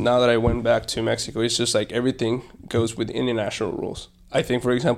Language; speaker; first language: English; non-native, fluent; Spanish